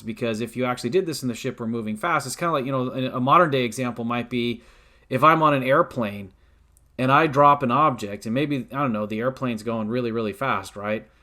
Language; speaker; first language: English; native; English